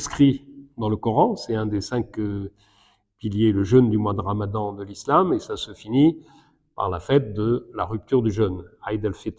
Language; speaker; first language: French; native; French